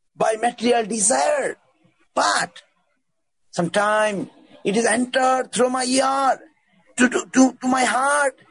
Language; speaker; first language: English; non-native, local second language; Bangla